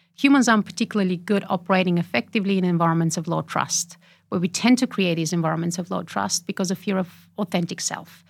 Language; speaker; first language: English; non-native, fluent; Bulgarian